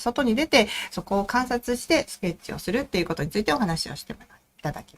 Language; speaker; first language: Japanese; native; Japanese